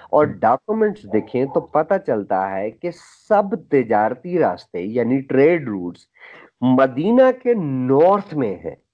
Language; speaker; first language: Urdu; native; Urdu